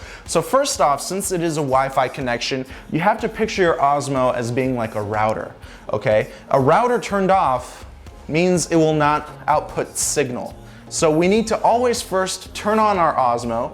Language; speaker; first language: English; native; English